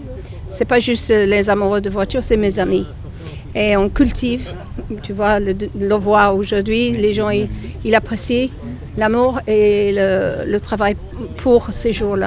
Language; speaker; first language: French; non-native, fluent; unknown